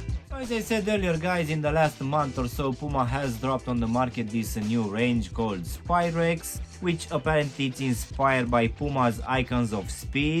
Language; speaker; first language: English; non-native, fluent; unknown